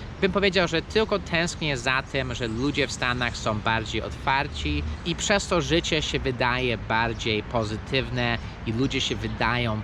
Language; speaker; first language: Polish; early bilingual, heritage; Polish